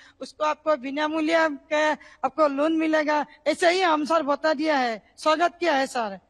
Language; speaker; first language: Hindi; non-native, local second language; Assamese